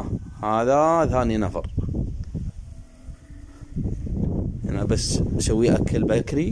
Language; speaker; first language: Arabic; non-native, learner; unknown